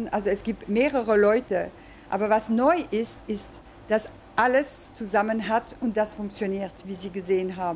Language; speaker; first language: German; non-native, fluent; French